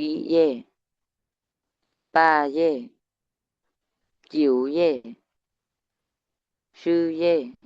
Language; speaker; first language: Chinese; non-native, learner; Lao